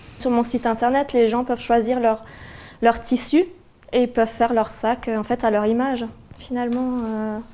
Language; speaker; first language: French; native; French